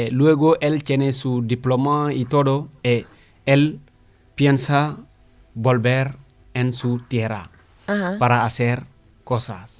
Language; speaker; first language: Spanish; non-native, learner; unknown